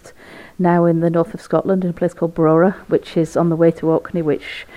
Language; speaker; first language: English; native; English